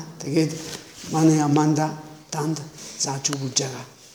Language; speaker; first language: Mongolian; non-native, learner; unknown